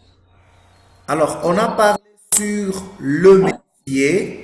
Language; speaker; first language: French; non-native, fluent; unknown